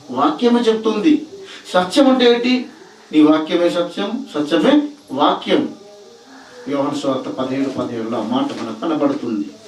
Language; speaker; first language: Telugu; non-native, local second language; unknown